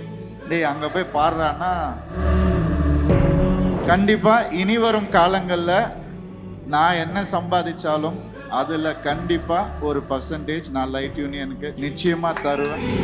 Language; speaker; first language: Tamil; native; Tamil